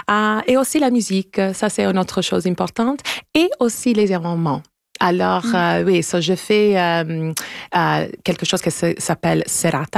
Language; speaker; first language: French; non-native, local second language; English